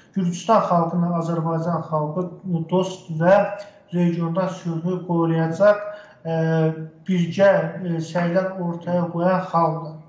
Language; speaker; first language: Azerbaijani; native; Azerbaijani